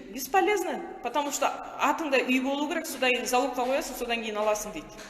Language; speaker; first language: Kazakh; native; Kazakh